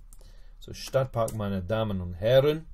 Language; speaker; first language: German; non-native, fluent; English